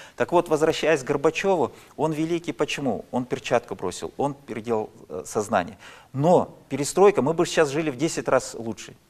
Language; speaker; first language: Russian; native; Russian